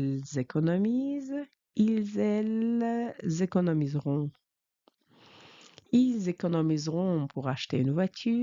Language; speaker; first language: French; non-native, fluent; Mongolian